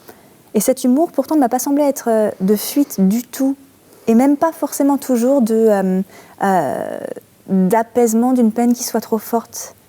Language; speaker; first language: French; native; French